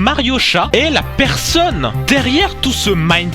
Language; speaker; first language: French; native; French